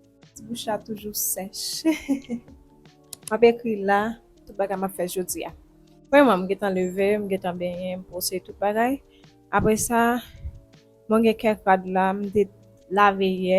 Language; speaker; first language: French; non-native, learner; Haitian Creole